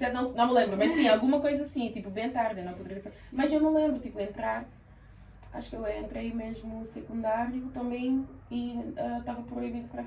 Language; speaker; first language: Portuguese; early bilingual, heritage; Portuguese